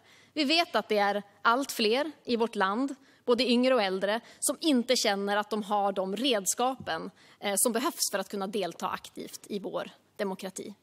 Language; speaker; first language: Swedish; native; Swedish